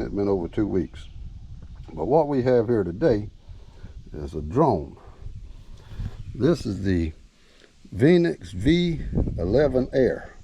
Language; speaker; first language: English; native; English